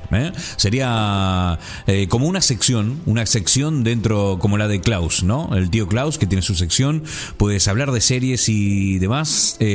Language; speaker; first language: Spanish; native; Spanish